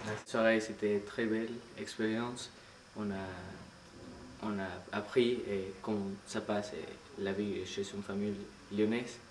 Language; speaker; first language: French; non-native, learner; Spanish